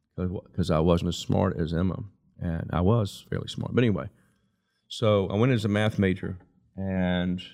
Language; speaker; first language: English; native; English